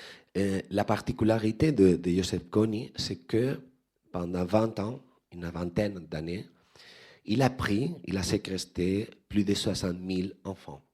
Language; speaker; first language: French; non-native, fluent; Spanish